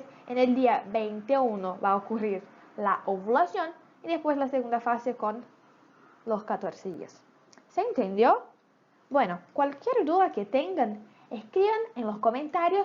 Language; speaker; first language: Spanish; native; Spanish